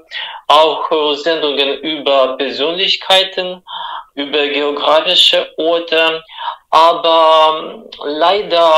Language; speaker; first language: German; non-native, fluent; Russian